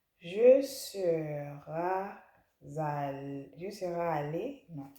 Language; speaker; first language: French; non-native, learner; English